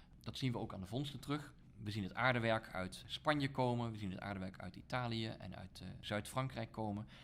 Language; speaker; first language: Dutch; native; Dutch